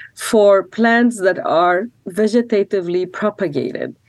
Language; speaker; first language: English; non-native, fluent; Arabic